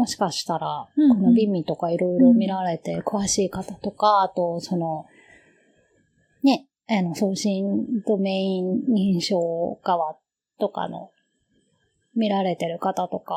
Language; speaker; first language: Japanese; native; Japanese